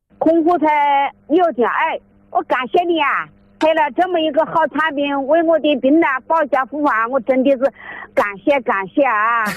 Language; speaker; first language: Chinese; native; Chinese